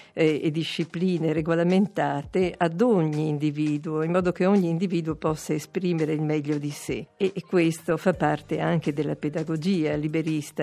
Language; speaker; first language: Italian; native; Italian